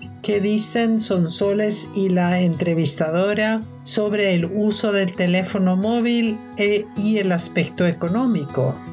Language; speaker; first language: Spanish; non-native, fluent; Norwegian